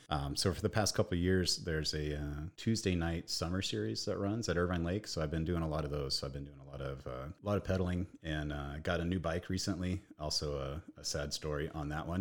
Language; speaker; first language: English; native; English